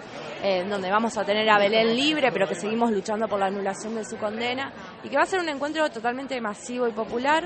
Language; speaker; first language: Spanish; native; Spanish